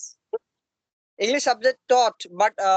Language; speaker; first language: English; non-native, learner; Assamese